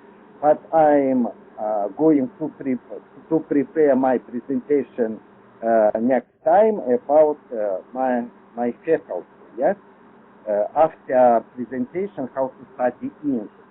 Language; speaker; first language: English; non-native, learner; Lithuanian